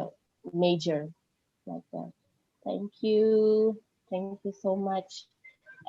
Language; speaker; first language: English; non-native, learner; Indonesian